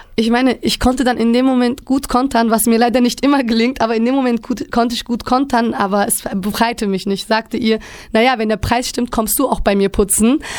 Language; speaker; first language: German; early bilingual, other home language; Turkish